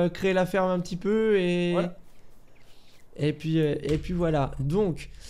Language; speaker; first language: French; native; French